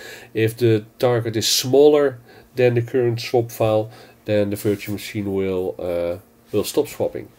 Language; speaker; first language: English; non-native, fluent; Dutch